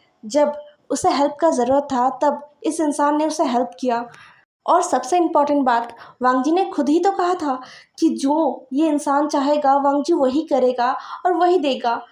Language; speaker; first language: Hindi; non-native, local second language; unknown